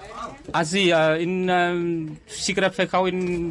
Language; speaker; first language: German; non-native, learner; Vietnamese